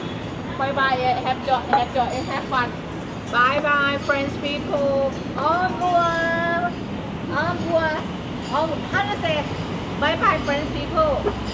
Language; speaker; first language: English; non-native, learner; Thai